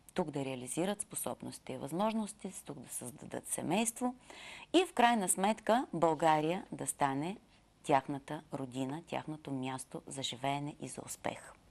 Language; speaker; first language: Bulgarian; native; Bulgarian